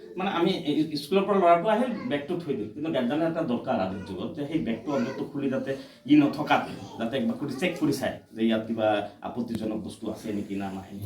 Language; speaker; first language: Assamese; native; Assamese